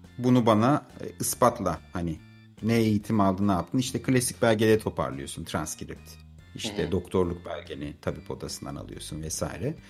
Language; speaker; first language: Turkish; native; Turkish